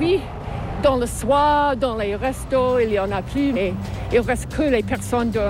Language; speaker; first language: French; non-native, fluent; English